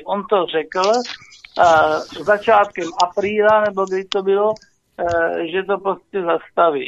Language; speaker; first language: Czech; native; Czech